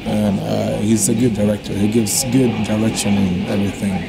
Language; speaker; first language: English; non-native, fluent; Swedish